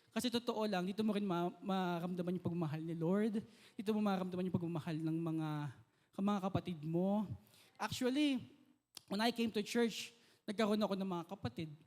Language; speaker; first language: Filipino; native; Filipino